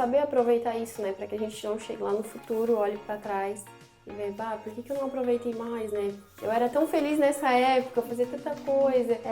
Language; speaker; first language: Portuguese; native; Portuguese